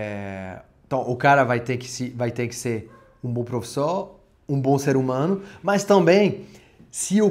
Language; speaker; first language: Portuguese; non-native, fluent; French